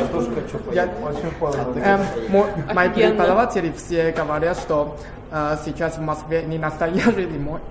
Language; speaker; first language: Russian; non-native, learner; Chinese